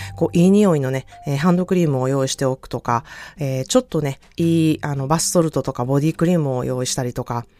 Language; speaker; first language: Japanese; native; Japanese